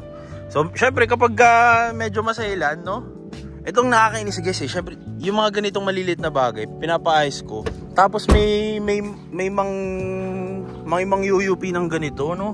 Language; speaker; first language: Filipino; native; Filipino